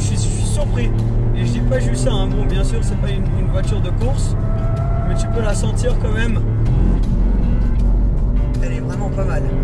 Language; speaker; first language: French; native; French